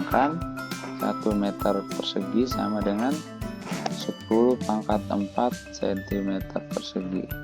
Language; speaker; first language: Indonesian; native; Indonesian